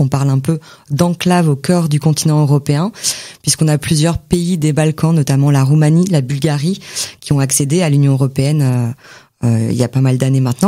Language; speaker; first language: French; native; French